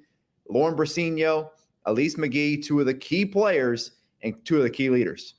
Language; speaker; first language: English; native; English